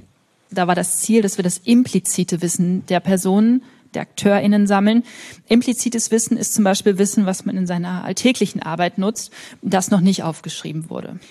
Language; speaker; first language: German; native; German